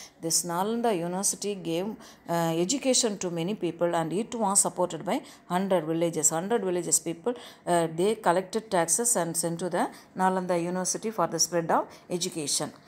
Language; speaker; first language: English; non-native, local second language; Tamil